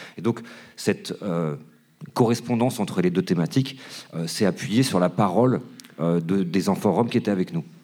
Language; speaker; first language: French; native; French